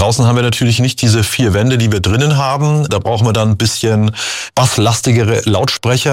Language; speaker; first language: German; native; German